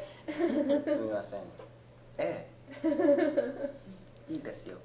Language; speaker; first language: Japanese; non-native, learner; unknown